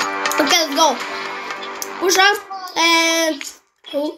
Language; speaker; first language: English; non-native, learner; Russian